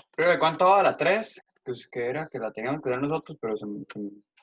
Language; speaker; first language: Spanish; native; Spanish